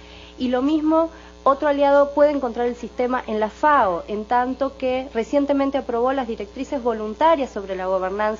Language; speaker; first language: Spanish; native; Spanish